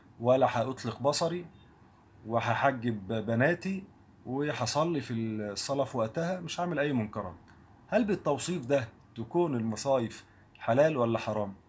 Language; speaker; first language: Arabic; native; Arabic